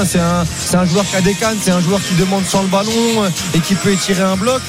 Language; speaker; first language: French; native; French